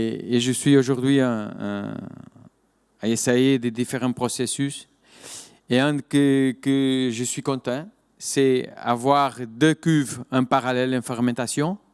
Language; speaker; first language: French; non-native, fluent; Portuguese